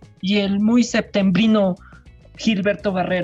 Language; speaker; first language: Spanish; native; Spanish